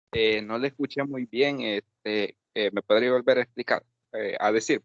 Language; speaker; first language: Spanish; native; Spanish